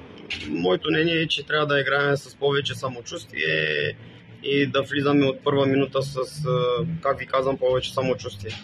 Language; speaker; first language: Bulgarian; non-native, fluent; Romanian